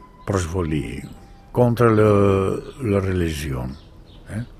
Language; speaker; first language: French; non-native, learner; Greek